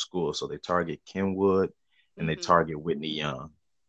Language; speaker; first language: English; native; English